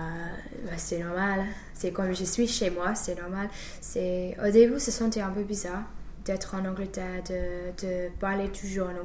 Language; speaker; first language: French; non-native, fluent; English